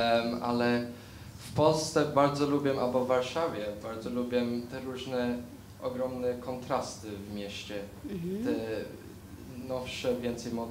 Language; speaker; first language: Polish; early bilingual, heritage; Polish